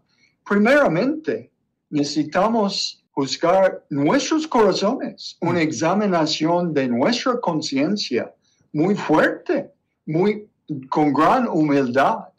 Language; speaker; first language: Spanish; non-native, learner; English